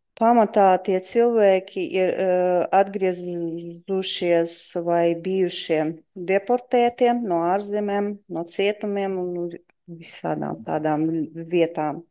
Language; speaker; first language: Latvian; non-native, local second language; Russian